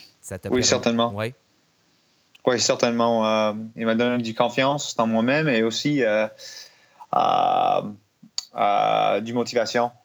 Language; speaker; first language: French; non-native, learner; English